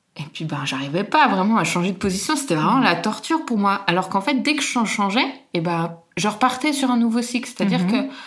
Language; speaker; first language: French; native; French